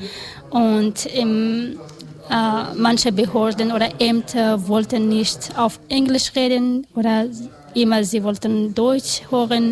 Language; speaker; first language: German; non-native, learner; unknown